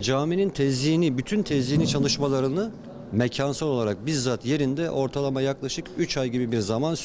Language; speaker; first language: Turkish; native; Turkish